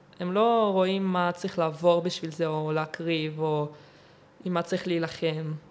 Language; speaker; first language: Hebrew; native; Hebrew